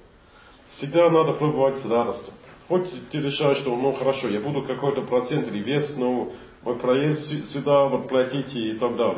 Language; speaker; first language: Russian; non-native, fluent; English